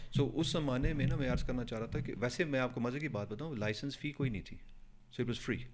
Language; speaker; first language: Urdu; non-native, fluent; Punjabi